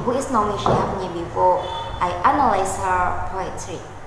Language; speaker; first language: English; non-native, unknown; Indonesian